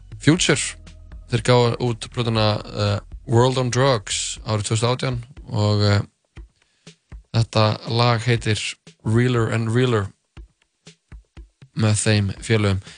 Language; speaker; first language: Icelandic; native; Icelandic